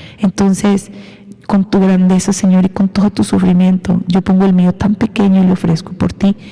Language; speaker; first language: Spanish; native; Spanish